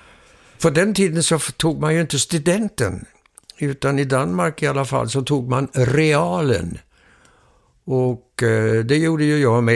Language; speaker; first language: Swedish; early bilingual, heritage; Swedish